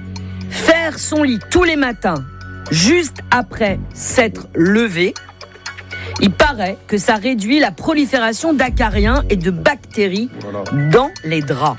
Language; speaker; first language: French; native; French